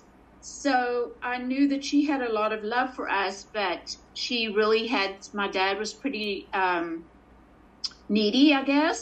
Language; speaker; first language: English; native; English